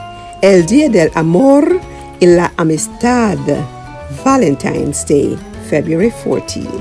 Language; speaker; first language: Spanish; non-native, learner; English